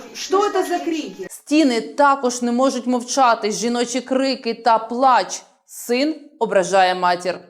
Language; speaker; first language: Ukrainian; native; Ukrainian